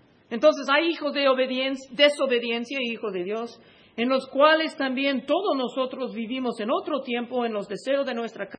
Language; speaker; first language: Spanish; non-native, fluent; English